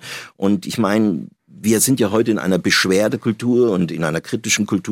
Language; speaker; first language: German; native; German